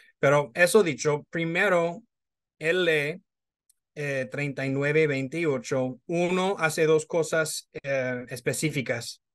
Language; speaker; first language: Spanish; non-native, fluent; English